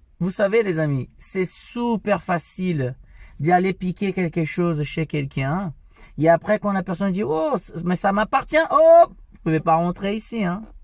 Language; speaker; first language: French; non-native, fluent; Portuguese